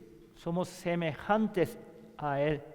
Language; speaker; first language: Spanish; non-native, learner; Korean